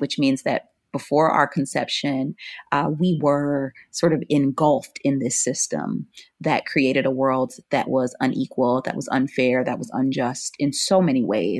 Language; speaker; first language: English; native; English